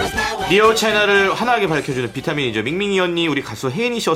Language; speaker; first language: Korean; native; Korean